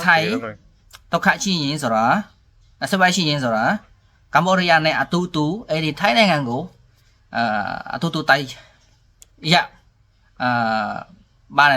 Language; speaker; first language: Burmese; non-native, learner; Khmer